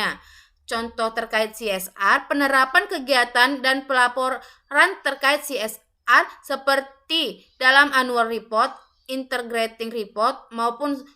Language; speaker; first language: Indonesian; native; Indonesian